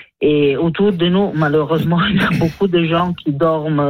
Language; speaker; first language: French; non-native, learner; Italian